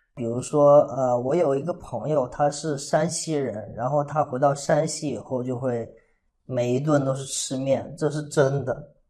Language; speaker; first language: Chinese; native; Chinese